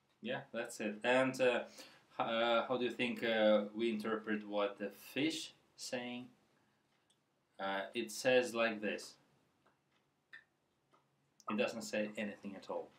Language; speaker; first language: English; non-native, fluent; Russian